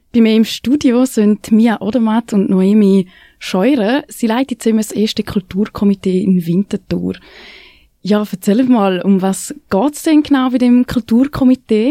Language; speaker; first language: German; native; German